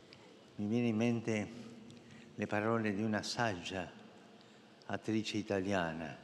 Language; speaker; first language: Italian; non-native, fluent; Spanish